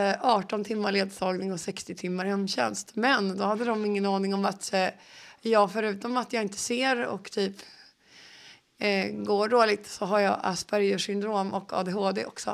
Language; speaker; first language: Swedish; native; Swedish